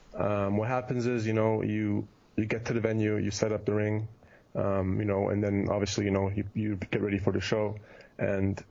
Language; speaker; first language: English; early bilingual, heritage; German